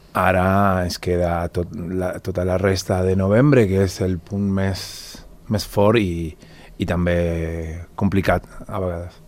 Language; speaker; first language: Catalan; non-native, fluent; Spanish